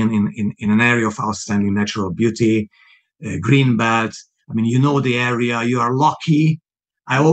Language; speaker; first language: English; non-native, fluent; Hungarian